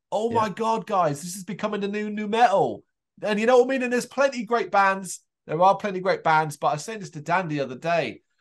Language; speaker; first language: English; native; English